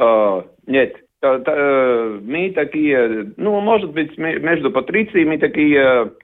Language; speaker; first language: Russian; non-native, learner; Latvian